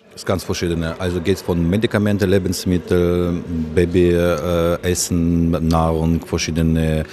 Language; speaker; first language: German; non-native, learner; Ukrainian